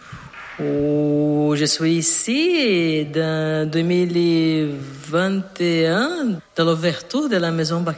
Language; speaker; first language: French; non-native, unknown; Portuguese